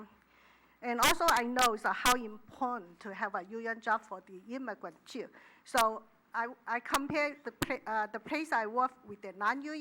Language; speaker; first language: English; non-native, learner; Chinese